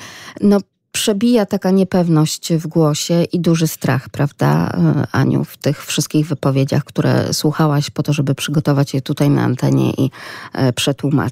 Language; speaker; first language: Polish; native; Polish